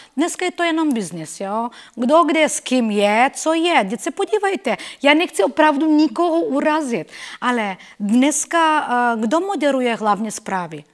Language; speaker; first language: Czech; non-native, fluent; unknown